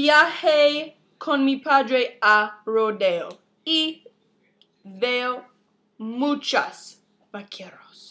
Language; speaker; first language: Spanish; non-native, learner; English